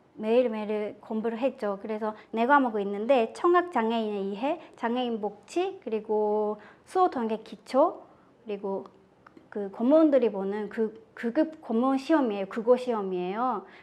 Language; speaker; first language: Korean; non-native, fluent; Japanese